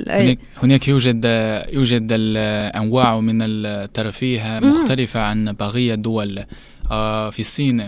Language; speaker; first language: Arabic; non-native, learner; Chinese